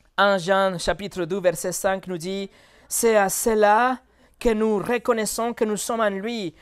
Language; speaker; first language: French; non-native, fluent; Spanish